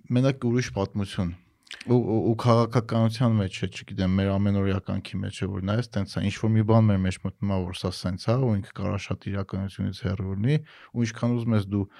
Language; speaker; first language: Armenian; native; Armenian